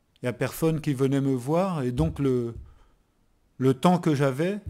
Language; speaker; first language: French; native; French